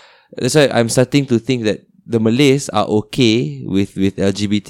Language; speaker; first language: English; non-native, local second language; Malay